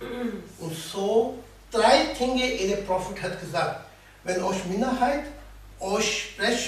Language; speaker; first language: German; non-native, learner; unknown